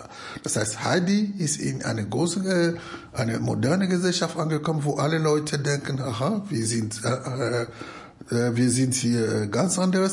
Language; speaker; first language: German; non-native, fluent; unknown